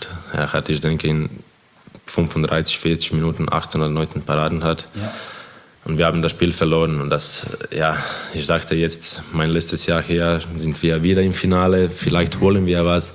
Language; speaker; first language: German; non-native, fluent; Croatian